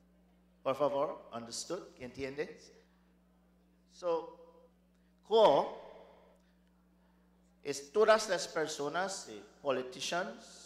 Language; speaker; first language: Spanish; non-native, learner; English